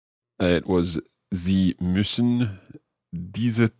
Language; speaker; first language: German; non-native, learner; English